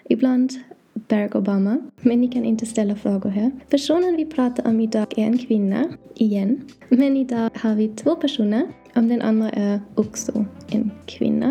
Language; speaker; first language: Swedish; non-native, learner; English